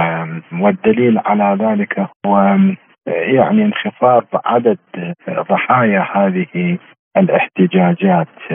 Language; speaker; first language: Arabic; native; Arabic